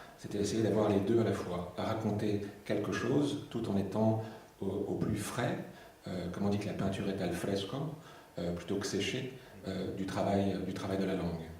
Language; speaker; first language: French; native; French